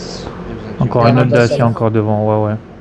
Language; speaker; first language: French; native; French